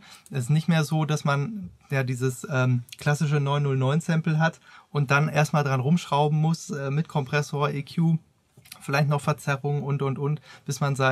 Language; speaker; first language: German; native; German